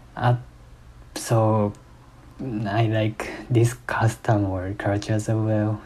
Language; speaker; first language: English; non-native, fluent; Japanese